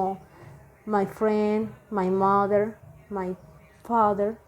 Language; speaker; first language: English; non-native, fluent; Spanish